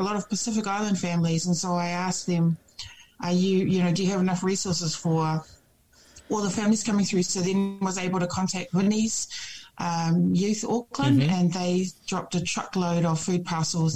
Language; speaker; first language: English; native; English